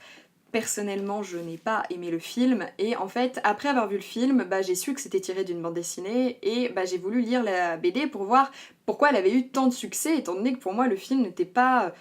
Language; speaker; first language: French; native; French